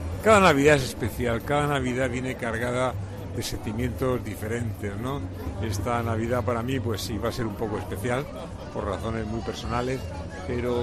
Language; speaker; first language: Spanish; native; Spanish